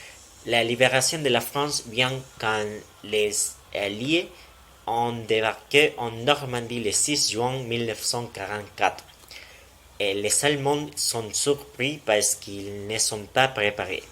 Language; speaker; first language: French; non-native, learner; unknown